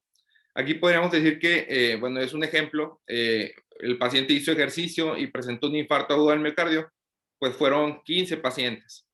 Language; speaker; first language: Spanish; native; Spanish